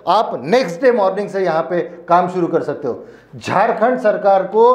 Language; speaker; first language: Hindi; non-native, local second language; Marathi